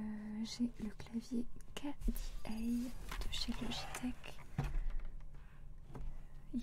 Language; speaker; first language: French; native; French